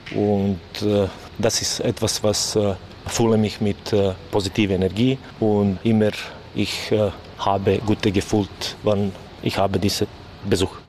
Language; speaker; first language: German; non-native, learner; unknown